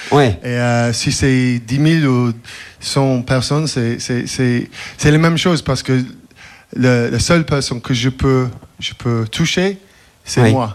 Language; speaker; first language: French; non-native, fluent; English